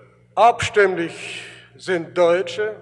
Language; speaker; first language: German; early bilingual, heritage; German